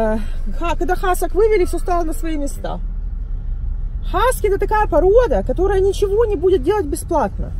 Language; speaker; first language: Russian; native; Russian